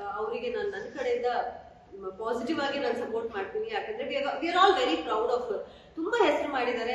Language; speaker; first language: Kannada; non-native, local second language; Kodava